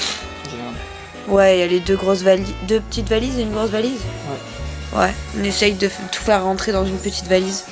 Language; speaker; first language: French; native; French